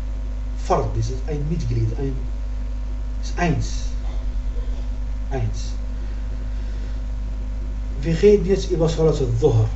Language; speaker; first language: German; non-native, learner; Arabic